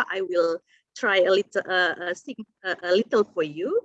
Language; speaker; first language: English; non-native, fluent; Indonesian